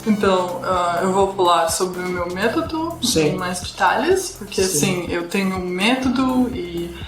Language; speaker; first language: Portuguese; non-native, fluent; Russian